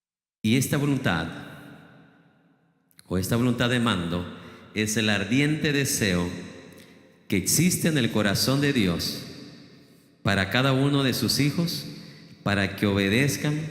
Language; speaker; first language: Spanish; native; Spanish